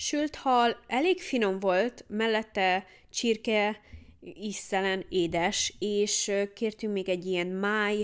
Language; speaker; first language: Hungarian; early bilingual, heritage; Hungarian